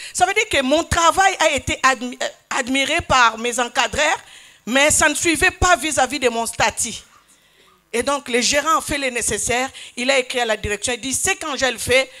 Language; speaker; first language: French; non-native, local second language; Lingala